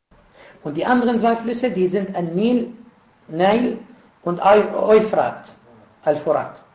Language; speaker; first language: German; non-native, fluent; Arabic